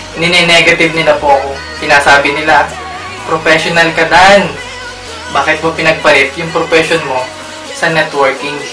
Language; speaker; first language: Filipino; native; Filipino